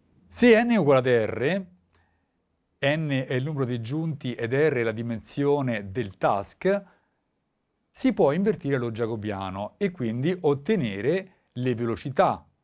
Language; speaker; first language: Italian; native; Italian